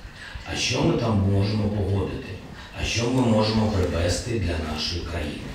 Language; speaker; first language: Ukrainian; non-native, local second language; Russian